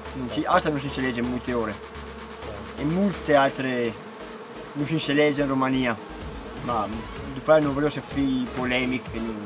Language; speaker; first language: Romanian; non-native, fluent; Italian